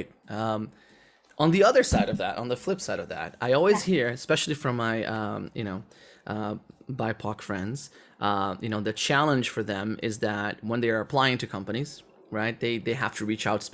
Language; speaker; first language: English; non-native, fluent; Portuguese